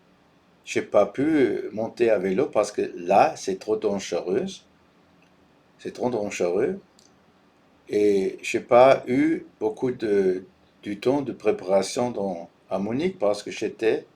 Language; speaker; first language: French; non-native, fluent; German